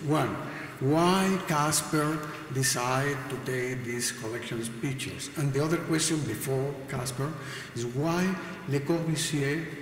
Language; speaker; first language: English; non-native, learner; Spanish